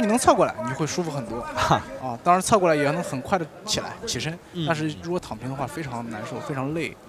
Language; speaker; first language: Chinese; native; Chinese